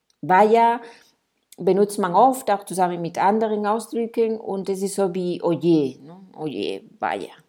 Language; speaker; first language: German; non-native, fluent; Spanish